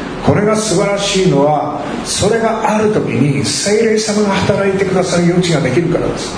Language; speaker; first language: Japanese; native; Japanese